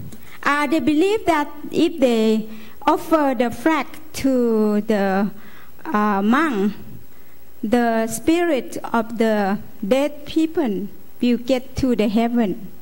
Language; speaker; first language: English; non-native, learner; Lao